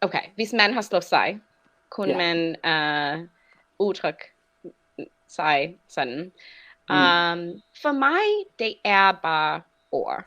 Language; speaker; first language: Danish; non-native, fluent; English